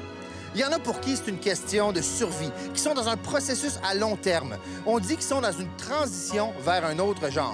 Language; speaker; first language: French; native; French